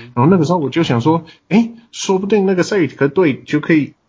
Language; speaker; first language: Chinese; non-native, fluent; English